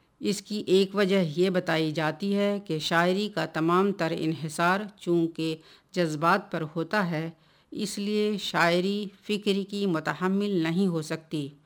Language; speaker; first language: Urdu; native; Urdu